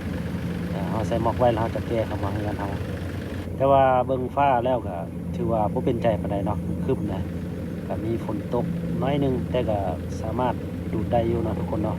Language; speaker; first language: Thai; non-native, local second language; Northeastern Thai